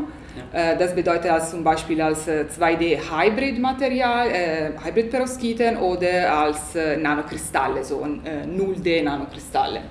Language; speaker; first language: German; non-native, learner; Italian